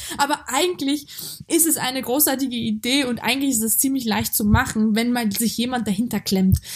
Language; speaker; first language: German; early bilingual, other home language; Georgian